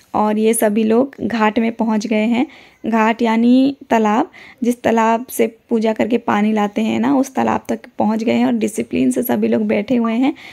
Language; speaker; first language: Hindi; non-native, local second language; Odia